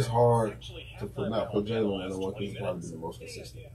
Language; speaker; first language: English; native; English